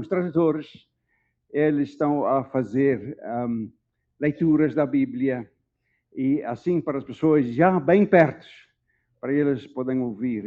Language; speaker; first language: Portuguese; non-native, fluent; Dutch